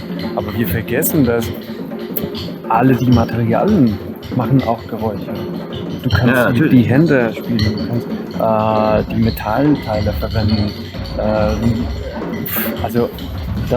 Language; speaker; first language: German; non-native, fluent; Spanish